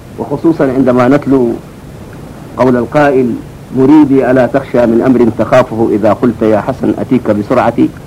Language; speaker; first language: Arabic; native; Arabic